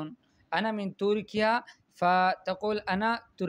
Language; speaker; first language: Arabic; non-native, fluent; Urdu